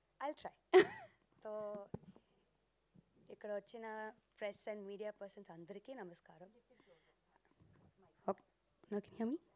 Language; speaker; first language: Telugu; non-native, learner; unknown